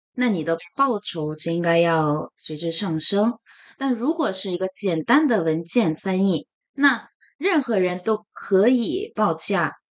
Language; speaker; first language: Chinese; non-native, fluent; Korean